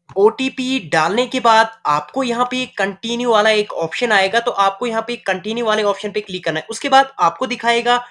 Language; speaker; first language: Hindi; native; Hindi